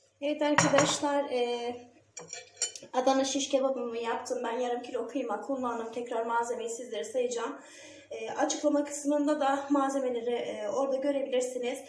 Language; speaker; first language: Turkish; native; Turkish